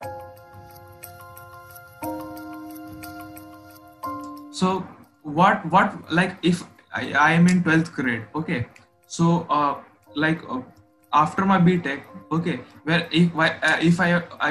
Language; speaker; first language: English; non-native, local second language; Hindi